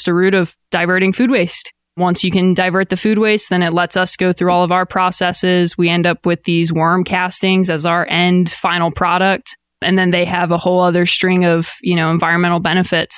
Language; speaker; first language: English; native; English